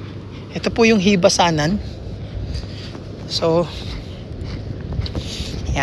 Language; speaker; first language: Filipino; native; Filipino